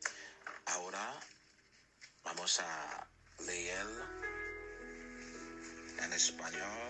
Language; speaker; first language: Spanish; non-native, learner; Haitian Creole